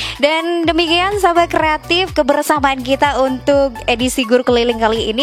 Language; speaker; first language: Indonesian; native; Indonesian